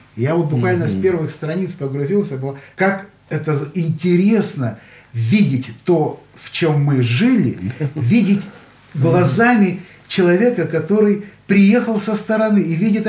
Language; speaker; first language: Russian; native; Russian